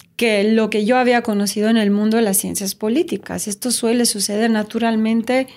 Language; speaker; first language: Spanish; non-native, fluent; Romanian